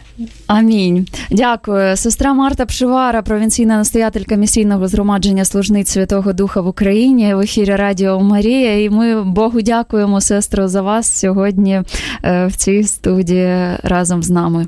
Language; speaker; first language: Ukrainian; native; Ukrainian